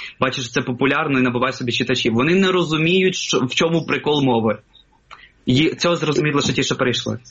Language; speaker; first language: Ukrainian; non-native, local second language; Russian